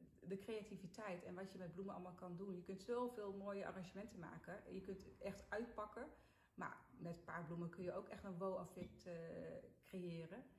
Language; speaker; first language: Dutch; early bilingual, other home language; Sinhala